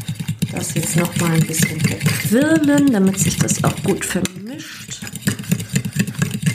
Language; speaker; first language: German; native; German